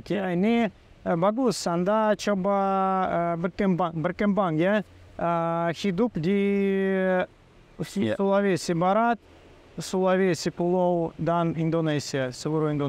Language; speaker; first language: Indonesian; non-native, learner; Russian